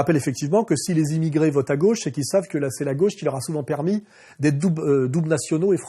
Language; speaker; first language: French; native; French